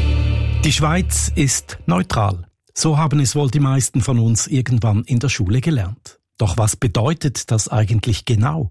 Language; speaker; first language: German; native; German